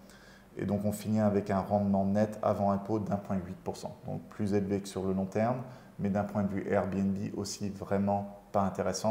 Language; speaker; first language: French; native; French